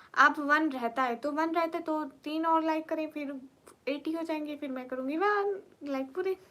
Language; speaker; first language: Urdu; non-native, local second language; Punjabi